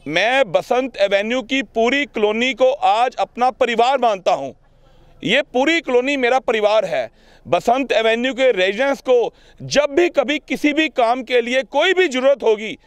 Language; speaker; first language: Hindi; non-native, local second language; Punjabi